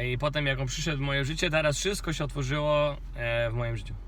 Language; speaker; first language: Polish; non-native, fluent; Kinyarwanda